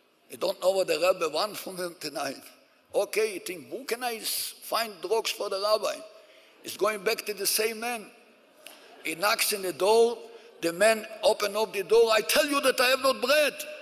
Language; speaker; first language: English; non-native, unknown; Hebrew